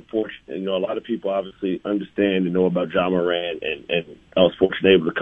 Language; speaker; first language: English; native; English